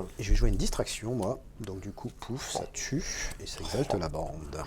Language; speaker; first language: French; native; French